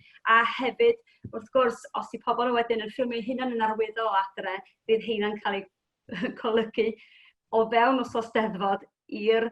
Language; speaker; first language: Welsh; native; Welsh